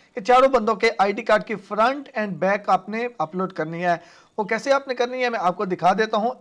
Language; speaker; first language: Urdu; non-native, local second language; Punjabi